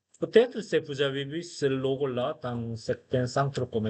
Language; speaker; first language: French; non-native, fluent; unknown